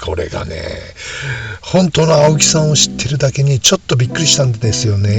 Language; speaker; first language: Japanese; native; Japanese